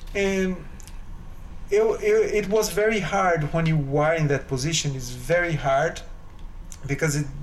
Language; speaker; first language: English; non-native, fluent; Portuguese